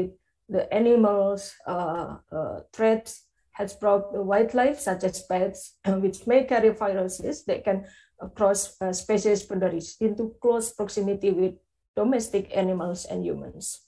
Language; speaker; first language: English; non-native, fluent; Indonesian